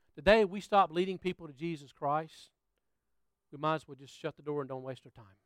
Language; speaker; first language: English; native; English